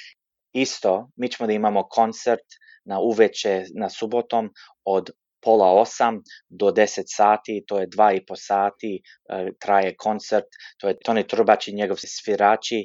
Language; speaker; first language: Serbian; early bilingual, heritage; Serbian